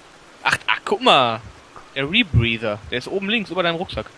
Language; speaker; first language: German; native; German